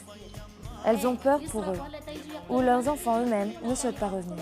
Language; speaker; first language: French; native; French